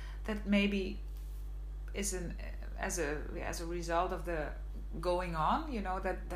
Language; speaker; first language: English; non-native, fluent; Dutch